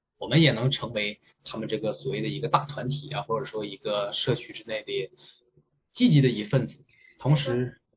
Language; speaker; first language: Chinese; native; Chinese